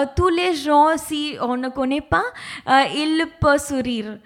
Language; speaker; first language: French; non-native, learner; Hindi